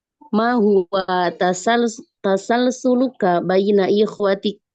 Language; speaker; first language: Arabic; non-native, learner; Indonesian